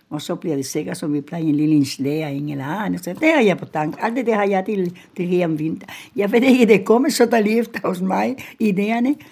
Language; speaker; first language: Danish; non-native, fluent; Spanish